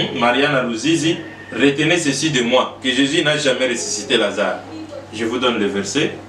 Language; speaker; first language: French; non-native, local second language; Lingala